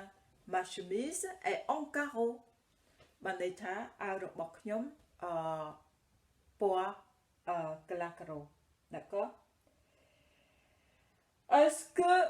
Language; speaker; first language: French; non-native, fluent; Khmer